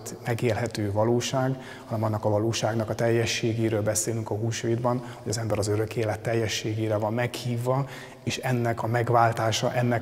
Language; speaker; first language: Hungarian; native; Hungarian